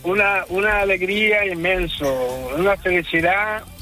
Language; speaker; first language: Spanish; non-native, fluent; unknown